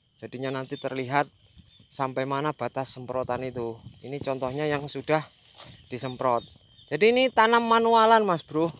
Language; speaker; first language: Indonesian; non-native, local second language; Javanese